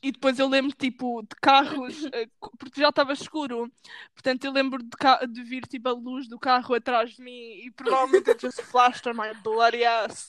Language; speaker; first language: Portuguese; early bilingual, heritage; Portuguese